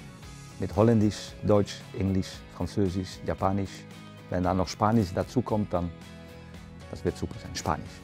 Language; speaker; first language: German; non-native, fluent; Dutch